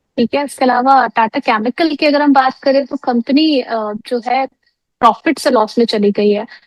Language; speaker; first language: Hindi; native; Hindi